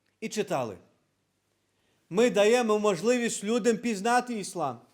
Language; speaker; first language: Ukrainian; non-native, local second language; Crimean Tatar